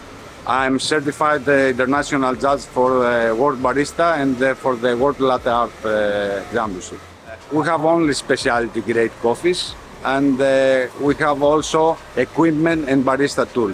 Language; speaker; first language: English; non-native, fluent; Greek